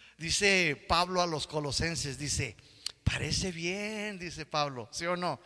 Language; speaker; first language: Spanish; early bilingual, heritage; Spanish